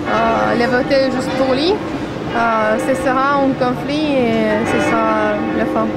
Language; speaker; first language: French; non-native, fluent; Russian